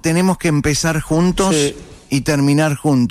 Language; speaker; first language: Spanish; native; Spanish